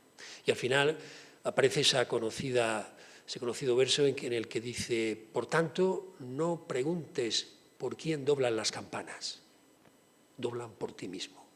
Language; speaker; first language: Spanish; native; Spanish